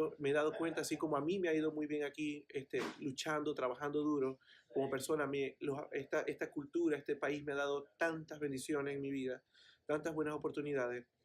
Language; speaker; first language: Spanish; native; Spanish